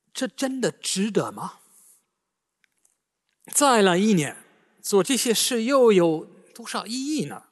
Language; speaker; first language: Chinese; native; Chinese